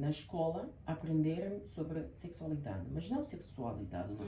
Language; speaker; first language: Portuguese; early bilingual, heritage; Portuguese